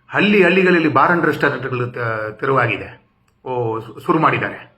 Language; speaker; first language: Kannada; non-native, local second language; Tamil